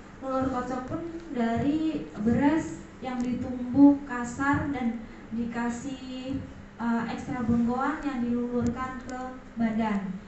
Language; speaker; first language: Indonesian; native; Indonesian